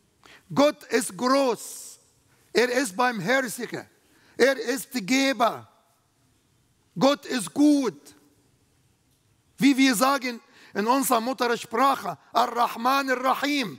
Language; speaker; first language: German; non-native, fluent; Arabic